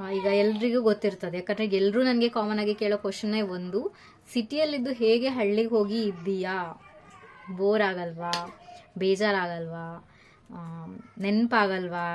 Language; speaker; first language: Kannada; native; Kannada